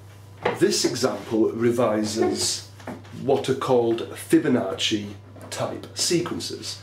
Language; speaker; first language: English; native; English